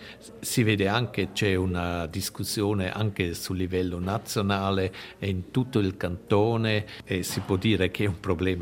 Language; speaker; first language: Italian; non-native, local second language; German